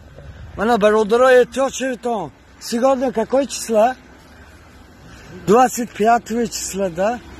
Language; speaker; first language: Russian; non-native, learner; Tajik